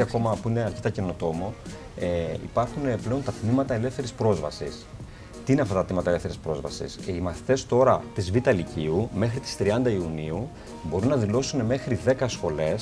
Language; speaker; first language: Greek; native; Greek